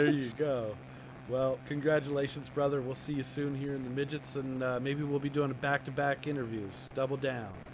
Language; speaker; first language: English; native; English